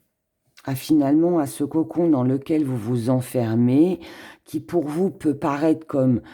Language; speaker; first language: French; native; French